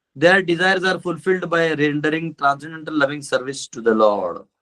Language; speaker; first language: English; non-native, local second language; Hindi